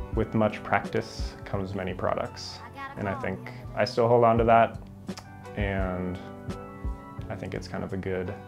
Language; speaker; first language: English; native; English